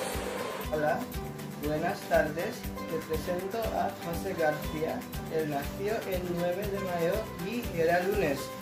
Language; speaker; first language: Spanish; non-native, learner; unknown